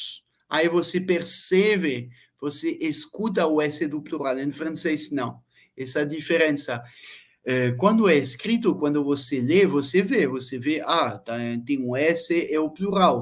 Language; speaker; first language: Portuguese; non-native, fluent; French